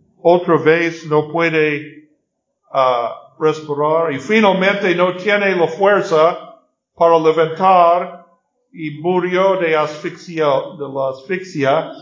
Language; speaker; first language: Spanish; non-native, learner; English